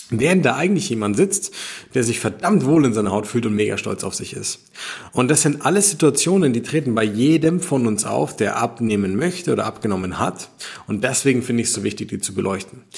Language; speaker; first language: German; native; German